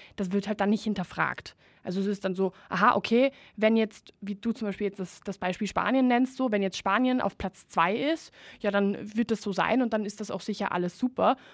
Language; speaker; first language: German; non-native, fluent; Spanish